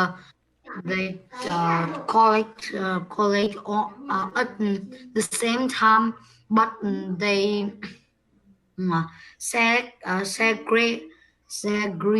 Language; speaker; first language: English; non-native, learner; Vietnamese